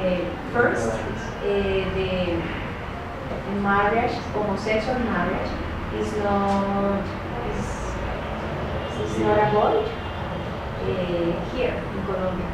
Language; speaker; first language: English; non-native, learner; Spanish